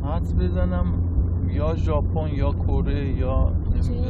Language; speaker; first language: Persian; native; Persian